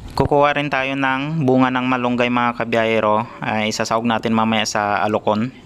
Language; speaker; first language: Filipino; non-native, local second language; Iloko